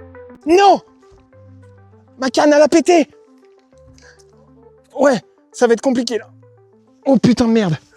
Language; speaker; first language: French; native; French